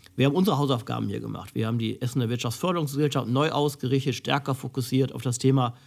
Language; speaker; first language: German; native; German